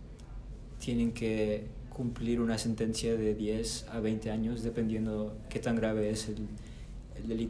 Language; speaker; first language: Spanish; early bilingual, heritage; Spanish